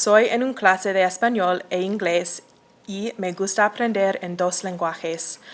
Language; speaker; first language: Spanish; non-native, learner; English